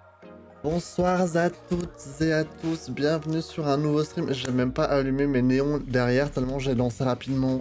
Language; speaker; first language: French; native; French